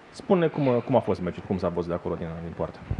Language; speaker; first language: Romanian; native; Romanian